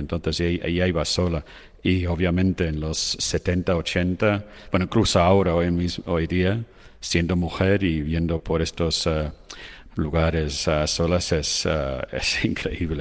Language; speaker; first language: Spanish; non-native, fluent; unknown